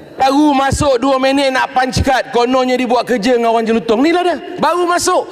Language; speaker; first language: Malay; native; Malay